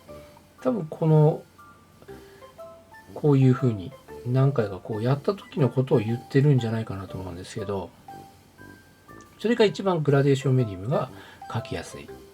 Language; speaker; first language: Japanese; native; Japanese